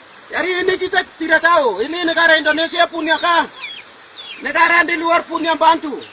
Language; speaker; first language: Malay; non-native, local second language; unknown